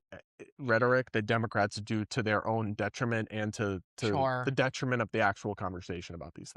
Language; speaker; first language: English; native; English